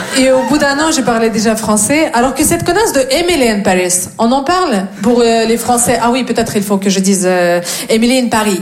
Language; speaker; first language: French; non-native, fluent; Russian